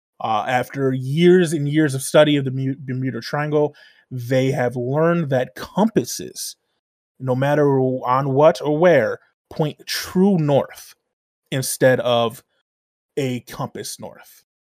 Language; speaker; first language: English; native; English